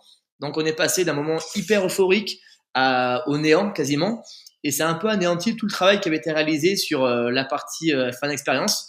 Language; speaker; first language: French; native; French